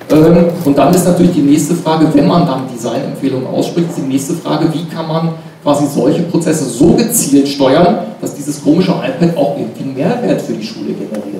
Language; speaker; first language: German; native; German